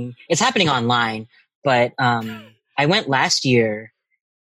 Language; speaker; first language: English; native; English